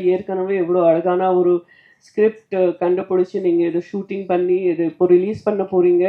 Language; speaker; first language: Tamil; non-native, fluent; Hindi